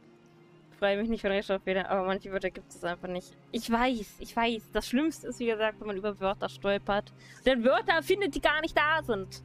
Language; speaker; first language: German; native; German